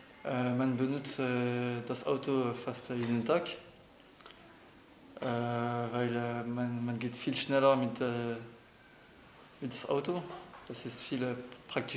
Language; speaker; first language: German; non-native, learner; French